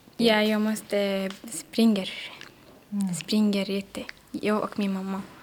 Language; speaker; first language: Swedish; non-native, learner; Arabic